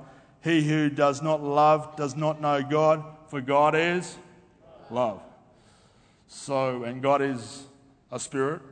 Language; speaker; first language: English; native; English